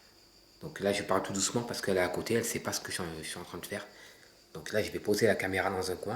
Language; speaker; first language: French; native; French